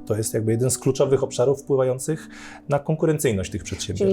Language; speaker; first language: Polish; native; Polish